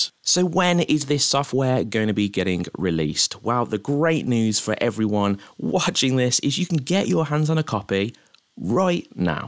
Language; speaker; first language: English; native; English